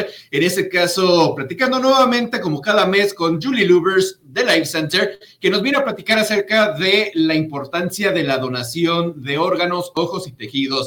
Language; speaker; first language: Spanish; native; Spanish